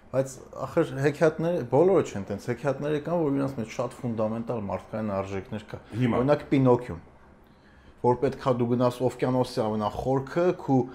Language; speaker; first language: Armenian; native; Armenian